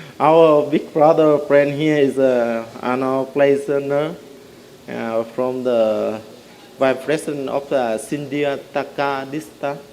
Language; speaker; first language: English; non-native, learner; Vietnamese